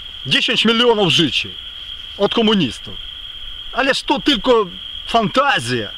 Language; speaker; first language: Polish; non-native, fluent; Ukrainian